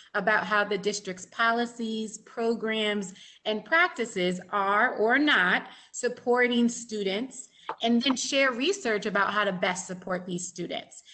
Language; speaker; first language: English; native; English